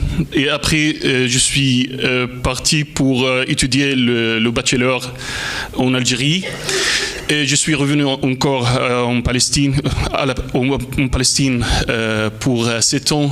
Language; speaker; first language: French; non-native, fluent; Arabic